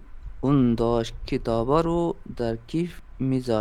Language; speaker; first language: Persian; non-native, learner; Urdu